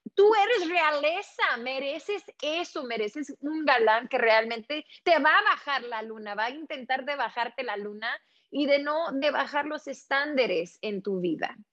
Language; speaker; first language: Spanish; early bilingual, heritage; Spanish